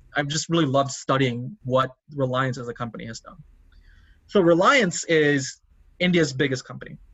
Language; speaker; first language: English; non-native, local second language; Tamil